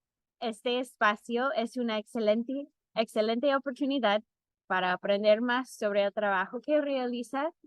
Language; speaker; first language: Spanish; non-native, fluent; English